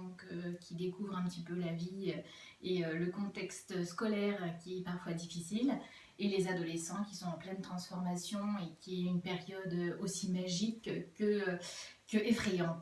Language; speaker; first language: French; native; French